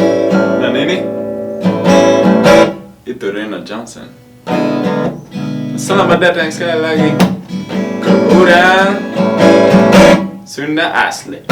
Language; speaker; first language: Indonesian; non-native, learner; English